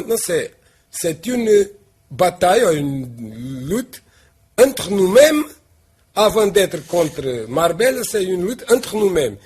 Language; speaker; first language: French; non-native, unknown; Portuguese